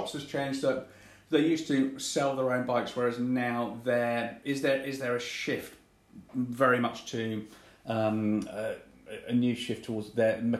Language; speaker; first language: English; native; English